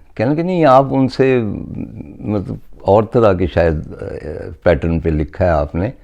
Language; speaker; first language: Urdu; non-native, local second language; Punjabi